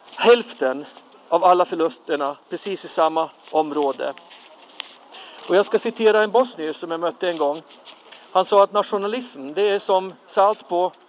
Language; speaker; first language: Swedish; early bilingual, other home language; Latvian